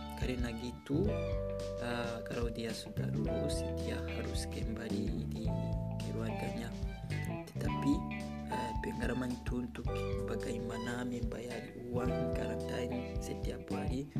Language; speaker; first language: Indonesian; non-native, learner; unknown